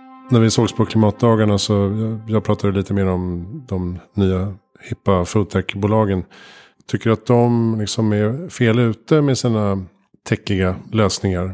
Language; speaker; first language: Swedish; native; Swedish